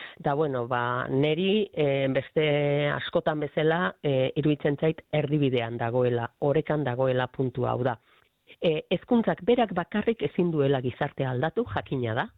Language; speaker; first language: Basque; native; Basque